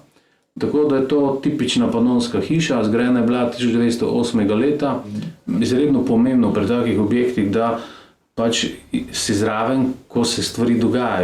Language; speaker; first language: Slovenian; native; Slovenian